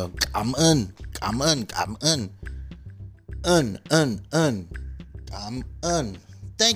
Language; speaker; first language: Vietnamese; non-native, learner; English